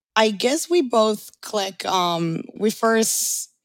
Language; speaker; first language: English; early bilingual, other home language; Spanish